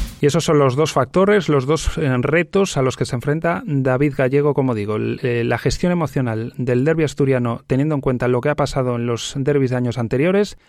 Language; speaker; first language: Spanish; native; Spanish